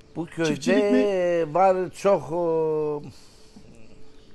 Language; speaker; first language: Turkish; early bilingual, heritage; Greek